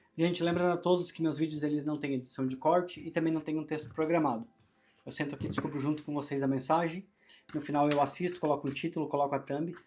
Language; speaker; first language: Portuguese; native; Portuguese